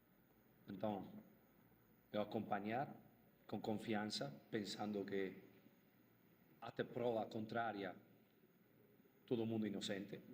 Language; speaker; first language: Portuguese; non-native, fluent; Spanish